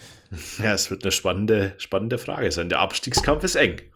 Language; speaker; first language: German; native; German